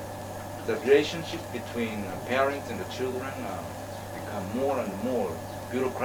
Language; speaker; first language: English; non-native, learner; Japanese